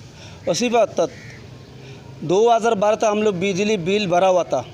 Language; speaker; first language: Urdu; non-native, local second language; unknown